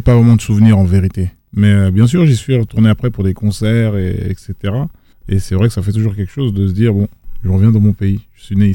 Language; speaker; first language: French; native; French